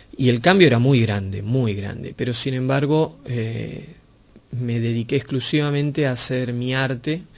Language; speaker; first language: Spanish; native; Spanish